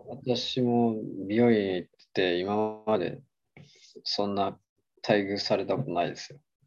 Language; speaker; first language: Japanese; native; Japanese